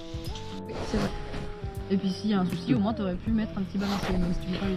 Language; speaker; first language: French; native; French